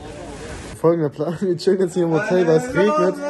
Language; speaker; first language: German; native; German